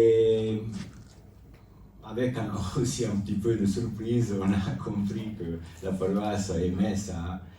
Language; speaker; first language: French; non-native, local second language; Italian